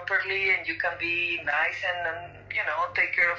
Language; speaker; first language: English; non-native, fluent; Spanish